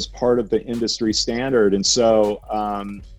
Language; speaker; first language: English; native; English